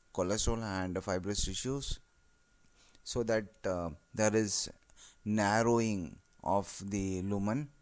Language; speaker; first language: English; non-native, local second language; Tamil